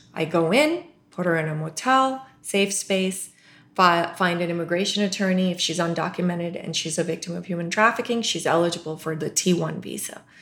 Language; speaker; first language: English; non-native, local second language; Urdu